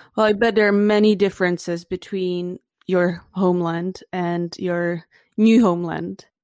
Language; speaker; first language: English; non-native, fluent; Czech